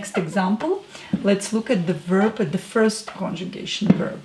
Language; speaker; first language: English; non-native, fluent; Russian